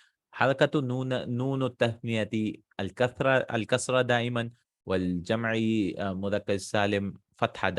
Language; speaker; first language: Arabic; non-native, fluent; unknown